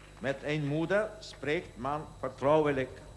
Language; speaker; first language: Dutch; non-native, learner; Polish